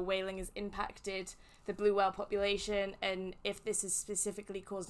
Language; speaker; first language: English; native; English